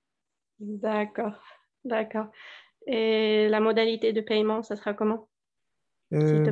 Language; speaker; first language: French; non-native, learner; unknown